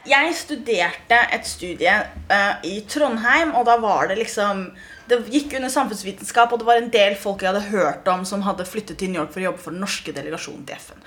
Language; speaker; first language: Norwegian; early bilingual, other home language; Somali